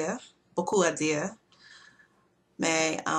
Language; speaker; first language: French; non-native, learner; English